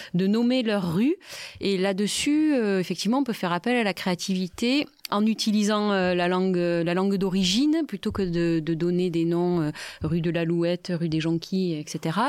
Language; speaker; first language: French; native; French